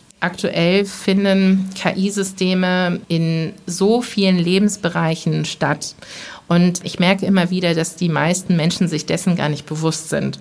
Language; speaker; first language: German; early bilingual, other home language; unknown